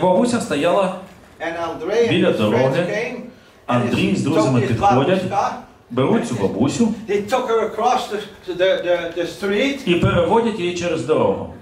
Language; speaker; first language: Ukrainian; native; Ukrainian